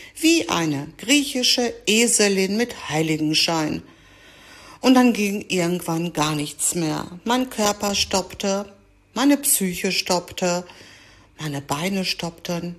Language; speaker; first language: German; early bilingual, other home language; Greek